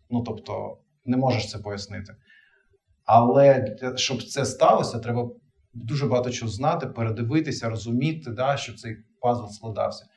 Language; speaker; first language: Ukrainian; non-native, local second language; Russian